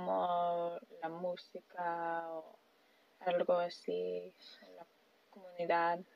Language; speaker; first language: Spanish; early bilingual, heritage; Spanish